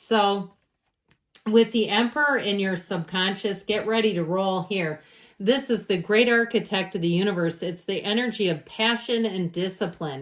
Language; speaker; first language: English; native; English